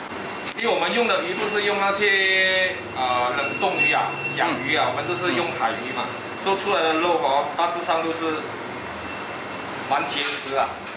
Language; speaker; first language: Chinese; native; Chinese